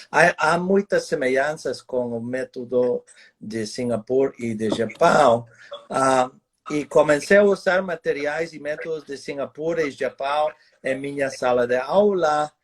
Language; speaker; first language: Portuguese; non-native, fluent; English